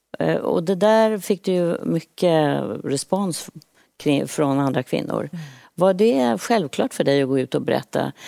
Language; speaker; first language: Swedish; native; Swedish